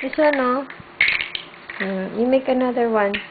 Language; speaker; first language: English; non-native, local second language; Filipino